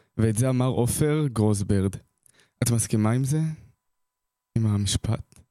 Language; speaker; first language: Hebrew; native; Hebrew